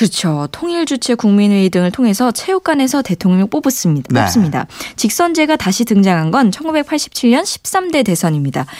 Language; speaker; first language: Korean; native; Korean